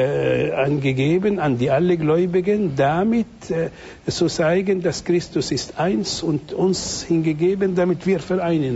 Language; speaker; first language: German; non-native, fluent; Arabic